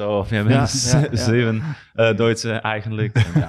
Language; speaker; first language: Dutch; non-native, learner; German